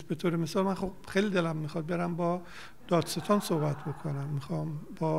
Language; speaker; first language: Persian; native; Persian